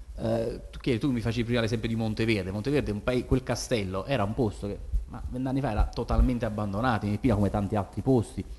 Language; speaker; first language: Italian; native; Italian